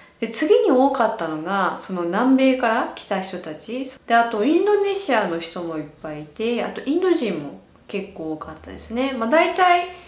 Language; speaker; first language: Japanese; native; Japanese